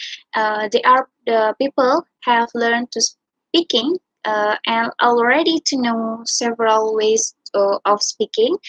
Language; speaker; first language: English; non-native, learner; Indonesian